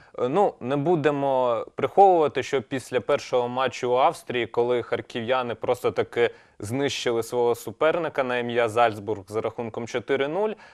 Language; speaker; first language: Ukrainian; native; Ukrainian